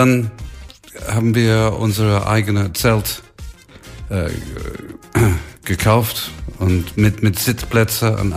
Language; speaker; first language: German; non-native, learner; English